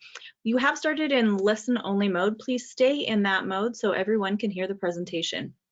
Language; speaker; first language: English; native; English